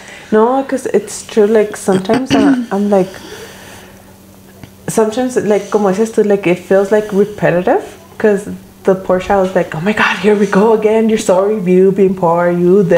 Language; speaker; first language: English; early bilingual, other home language; Spanish